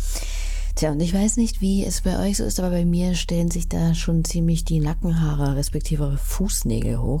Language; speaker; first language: German; native; German